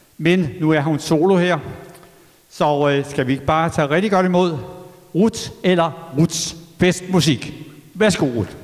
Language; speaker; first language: Danish; native; Danish